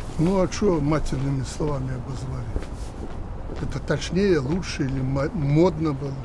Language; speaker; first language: Russian; native; Russian